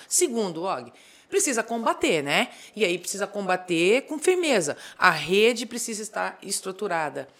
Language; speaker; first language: Portuguese; native; Portuguese